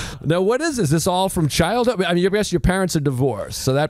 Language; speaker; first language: English; native; English